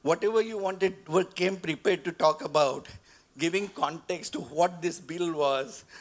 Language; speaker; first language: English; non-native, local second language; Marathi